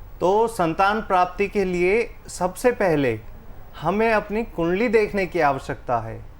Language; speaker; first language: Hindi; native; Hindi